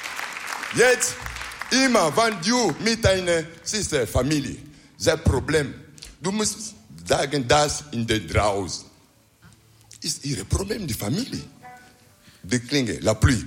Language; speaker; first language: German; non-native, learner; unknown